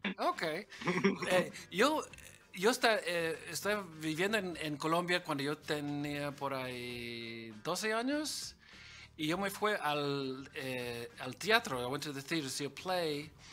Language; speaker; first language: Spanish; early bilingual, other home language; English